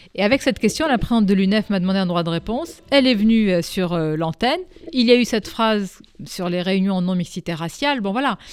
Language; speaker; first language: French; non-native, local second language; Arabic